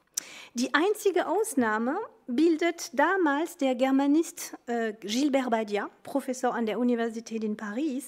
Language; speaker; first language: German; non-native, fluent; French